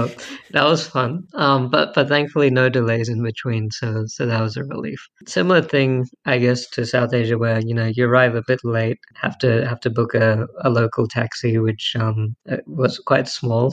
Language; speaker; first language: English; native; English